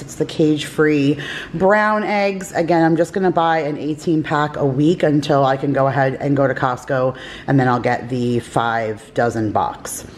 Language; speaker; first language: English; native; English